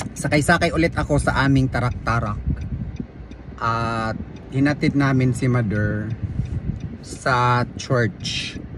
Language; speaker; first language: Filipino; non-native, local second language; Cebuano